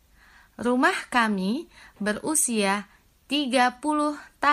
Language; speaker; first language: Indonesian; non-native, fluent; French